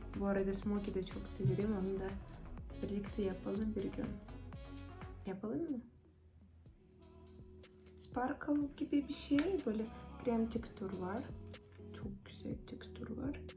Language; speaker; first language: Turkish; non-native, fluent; Russian